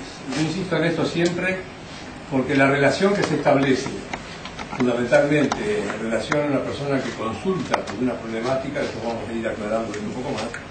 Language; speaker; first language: Spanish; native; Spanish